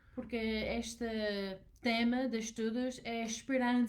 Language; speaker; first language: Portuguese; non-native, learner; English